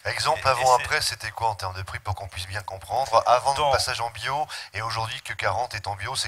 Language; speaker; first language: French; native; French